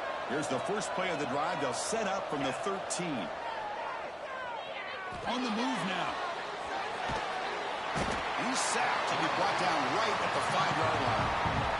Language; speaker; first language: English; native; English